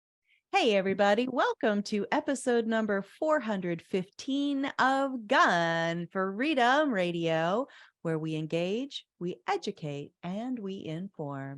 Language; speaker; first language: English; native; English